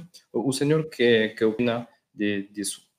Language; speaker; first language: Portuguese; non-native, learner; Spanish